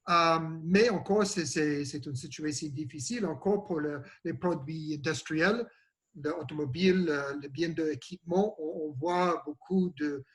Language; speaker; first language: French; non-native, learner; English